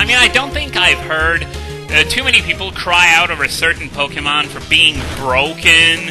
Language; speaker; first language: English; native; English